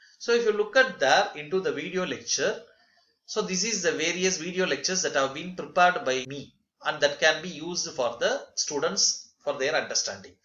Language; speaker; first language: English; non-native, local second language; Tamil